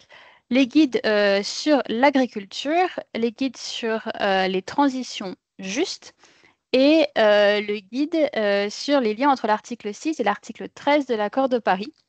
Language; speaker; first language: French; native; French